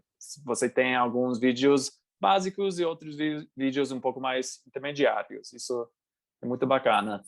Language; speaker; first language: Portuguese; non-native, fluent; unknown